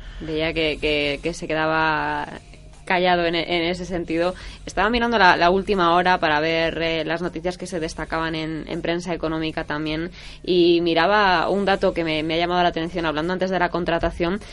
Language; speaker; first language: Spanish; native; Spanish